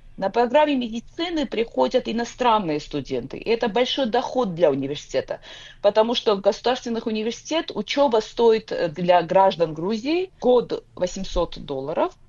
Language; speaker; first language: Russian; non-native, local second language; Georgian